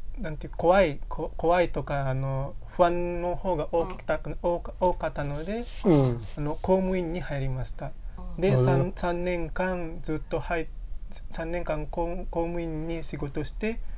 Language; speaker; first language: Japanese; non-native, learner; Indonesian